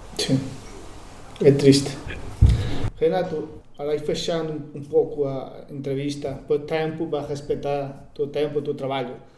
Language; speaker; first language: Portuguese; non-native, learner; Spanish